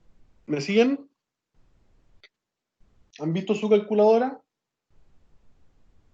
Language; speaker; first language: Spanish; native; Spanish